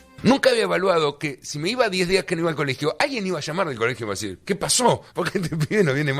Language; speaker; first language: Spanish; native; Spanish